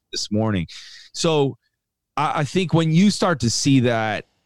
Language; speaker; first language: English; native; English